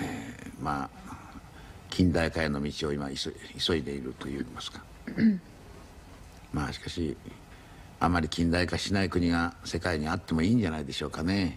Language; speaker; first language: Japanese; native; Japanese